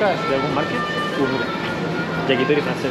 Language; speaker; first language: Spanish; native; Spanish